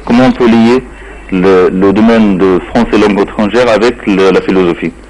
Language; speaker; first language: French; non-native, fluent; Arabic